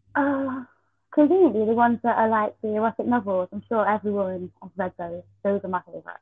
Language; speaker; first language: English; native; English